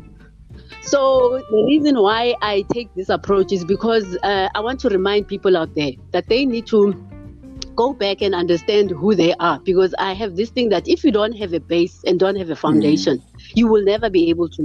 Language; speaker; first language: English; non-native, local second language; Xhosa